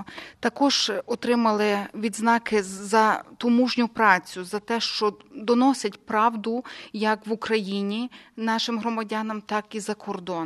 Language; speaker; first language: Ukrainian; native; Ukrainian